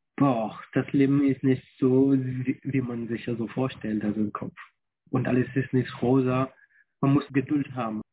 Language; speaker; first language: German; non-native, fluent; Fula